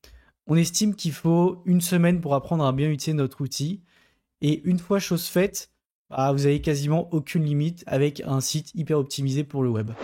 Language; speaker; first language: French; native; French